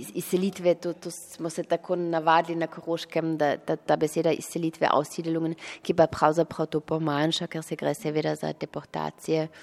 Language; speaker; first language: Slovenian; early bilingual, heritage; Slovenian